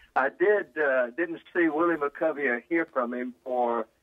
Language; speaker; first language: English; native; English